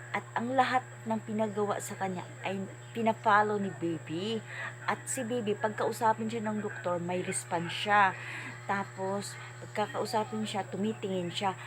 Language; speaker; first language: Filipino; native; Filipino